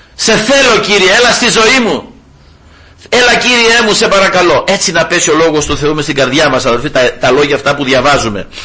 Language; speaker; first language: Greek; native; Greek